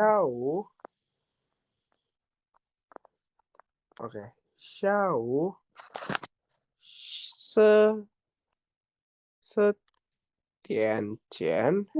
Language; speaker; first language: Chinese; non-native, learner; Indonesian